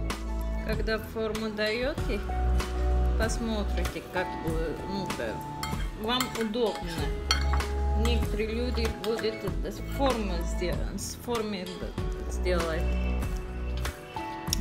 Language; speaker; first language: Russian; non-native, learner; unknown